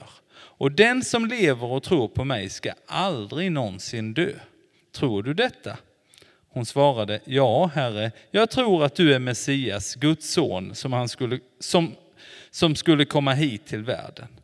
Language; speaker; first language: Swedish; non-native, fluent; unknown